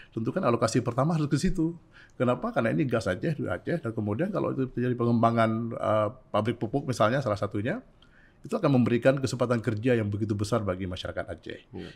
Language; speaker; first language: Indonesian; native; Indonesian